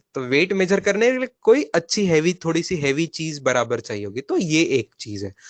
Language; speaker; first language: Hindi; non-native, local second language; Marathi